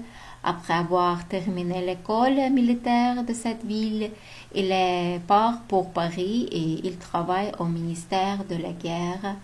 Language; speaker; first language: French; non-native, learner; Uzbek